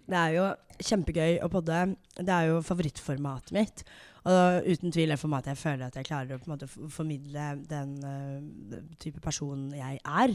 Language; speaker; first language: Norwegian; early bilingual, other home language; English